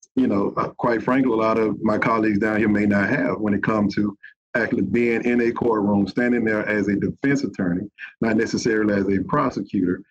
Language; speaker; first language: English; native; English